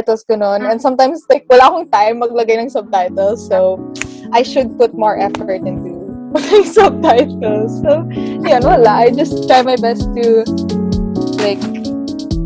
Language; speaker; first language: English; non-native, local second language; Filipino